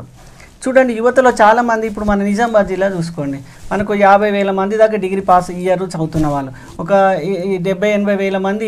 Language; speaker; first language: Telugu; native; Telugu